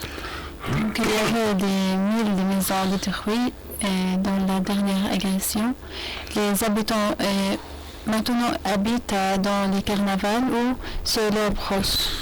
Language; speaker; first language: French; non-native, learner; Arabic